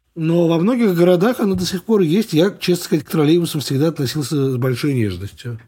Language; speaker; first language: Russian; native; Russian